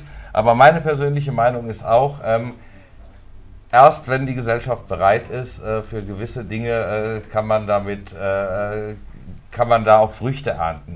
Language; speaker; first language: German; native; German